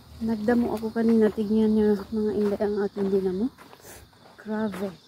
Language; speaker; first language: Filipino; non-native, local second language; Cebuano